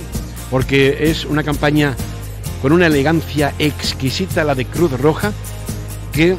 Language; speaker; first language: Spanish; native; Spanish